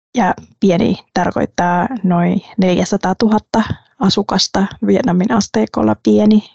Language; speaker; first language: Finnish; non-native, fluent; Vietnamese